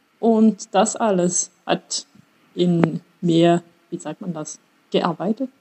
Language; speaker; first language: German; non-native, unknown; French